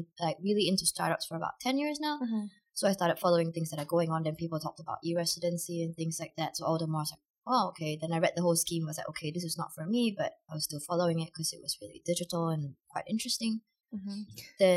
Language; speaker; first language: English; native; English